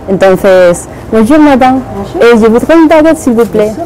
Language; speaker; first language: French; non-native, learner; Spanish